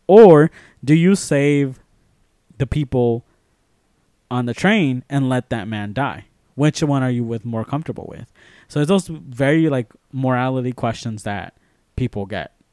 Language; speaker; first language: English; native; English